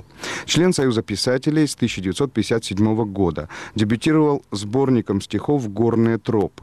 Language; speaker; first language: Russian; native; Russian